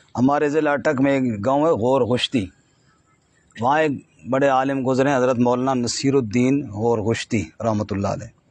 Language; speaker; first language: Urdu; non-native, local second language; Punjabi